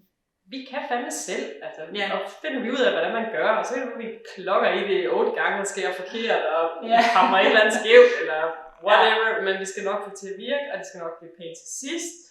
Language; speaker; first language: Danish; native; Danish